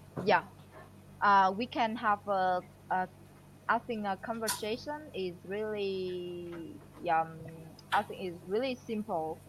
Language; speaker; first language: English; non-native, learner; Vietnamese